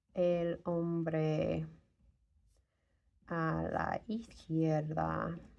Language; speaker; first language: Spanish; non-native, fluent; English